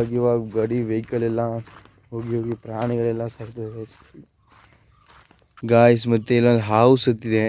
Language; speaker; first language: Kannada; native; Kannada